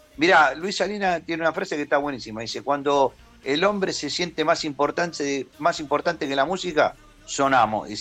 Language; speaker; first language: Spanish; native; Spanish